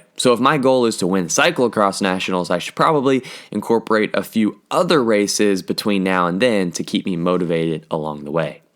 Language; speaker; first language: English; native; English